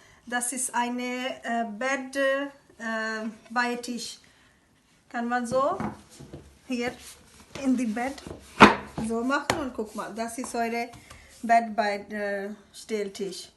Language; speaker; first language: German; non-native, learner; Urdu